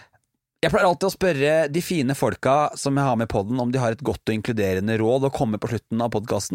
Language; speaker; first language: Norwegian; native; Norwegian